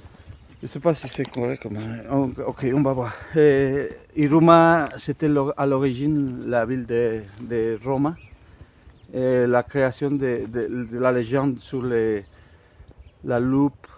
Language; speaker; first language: French; non-native, fluent; Spanish